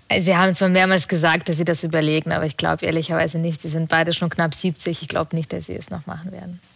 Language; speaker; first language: German; early bilingual, other home language; Russian